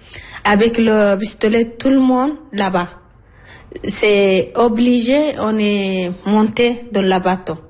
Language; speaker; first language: French; non-native, learner; Arabic